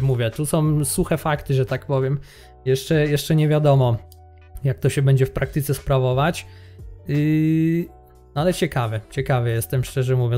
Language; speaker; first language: Polish; native; Polish